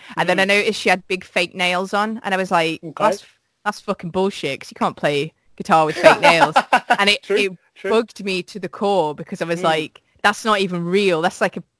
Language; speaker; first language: English; native; English